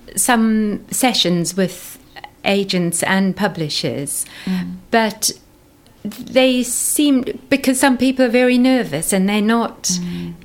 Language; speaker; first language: English; native; English